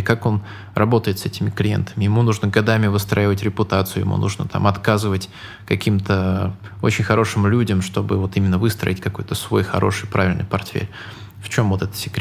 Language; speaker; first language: Russian; native; Russian